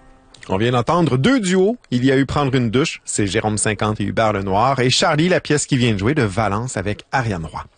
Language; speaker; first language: French; native; French